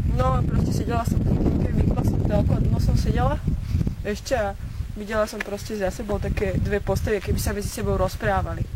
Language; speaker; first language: Slovak; native; Slovak